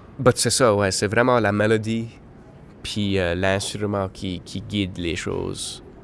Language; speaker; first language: French; native; French